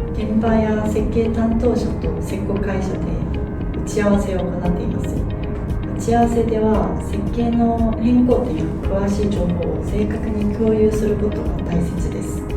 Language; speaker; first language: Japanese; non-native, fluent; Korean